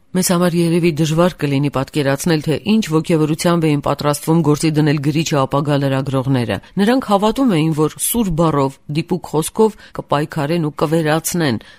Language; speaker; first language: Armenian; native; Armenian